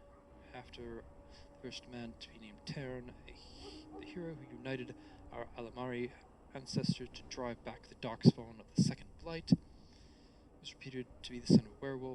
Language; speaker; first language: English; native; English